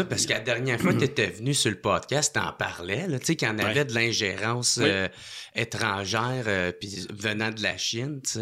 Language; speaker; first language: French; native; French